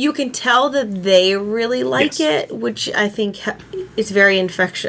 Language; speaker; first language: English; native; English